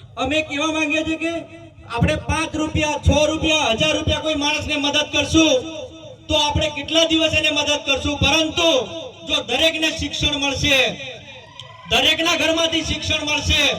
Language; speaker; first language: Gujarati; non-native, local second language; Rathawi